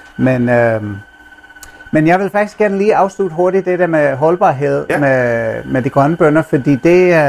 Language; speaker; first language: Danish; non-native, fluent; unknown